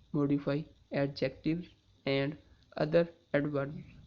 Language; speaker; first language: English; non-native, local second language; Urdu